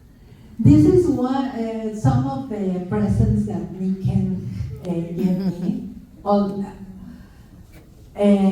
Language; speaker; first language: English; non-native, learner; Spanish